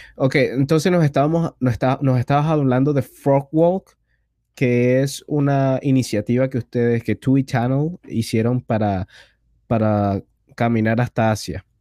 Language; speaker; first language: Spanish; native; Spanish